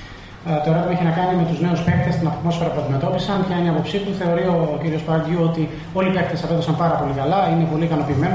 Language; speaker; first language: Greek; native; Greek